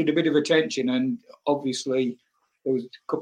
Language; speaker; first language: English; native; English